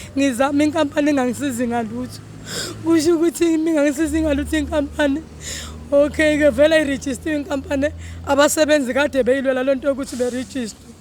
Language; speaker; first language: Zulu; native; Zulu